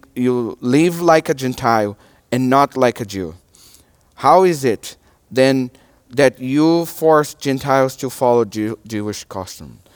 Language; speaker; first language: English; non-native, learner; Portuguese